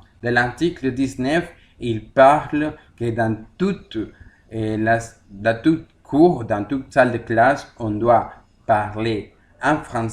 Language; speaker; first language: French; non-native, learner; Spanish